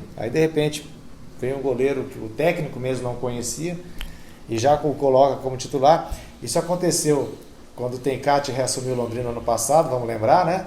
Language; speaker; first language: Portuguese; native; Portuguese